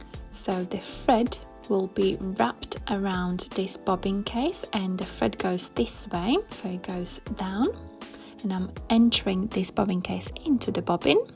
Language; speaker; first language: English; non-native, fluent; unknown